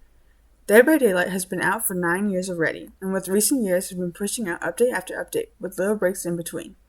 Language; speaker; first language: English; native; English